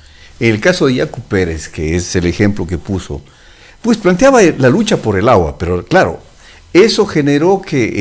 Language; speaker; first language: Spanish; native; Spanish